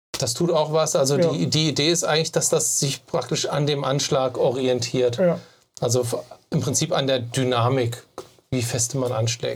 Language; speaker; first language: German; native; German